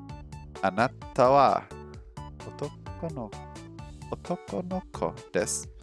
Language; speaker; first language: Japanese; non-native, learner; English